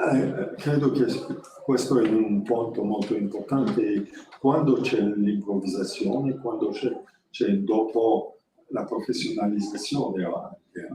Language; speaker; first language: Italian; non-native, learner; French